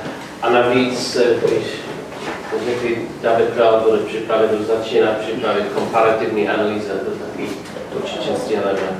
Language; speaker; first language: Czech; non-native, learner; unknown